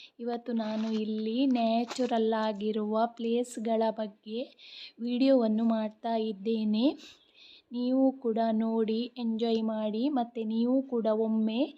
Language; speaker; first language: Kannada; non-native, local second language; Konkani